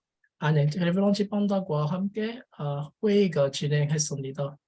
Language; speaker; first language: Korean; non-native, learner; French